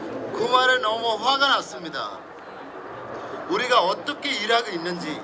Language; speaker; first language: Korean; non-native, fluent; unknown